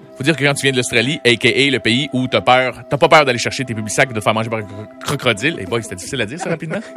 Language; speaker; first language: French; native; French